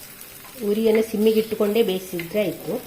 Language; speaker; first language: Kannada; native; Kannada